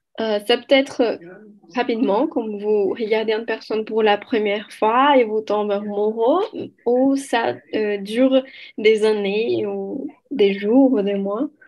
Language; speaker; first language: French; non-native, learner; Portuguese